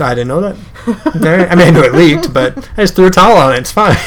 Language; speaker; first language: English; native; English